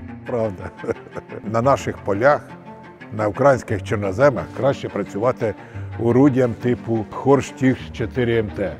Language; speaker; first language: Ukrainian; native; Ukrainian